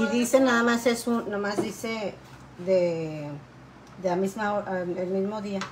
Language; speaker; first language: Spanish; native; Spanish